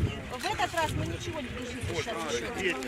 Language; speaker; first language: Russian; native; Russian